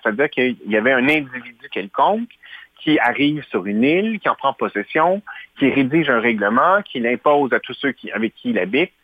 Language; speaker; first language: French; native; French